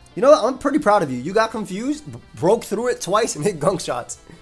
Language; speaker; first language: English; native; English